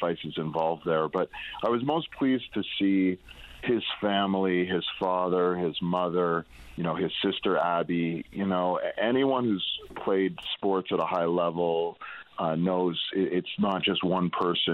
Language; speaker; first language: English; native; English